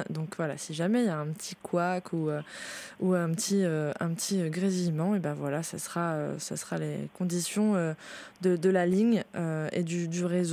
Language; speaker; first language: French; native; French